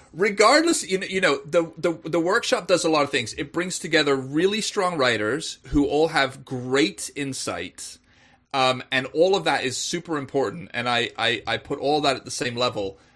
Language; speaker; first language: English; native; English